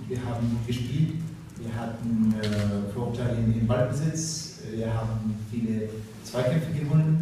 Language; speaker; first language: German; non-native, learner; Russian